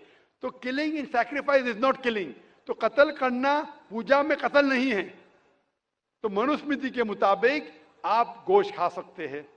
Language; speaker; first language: Hindi; native; Hindi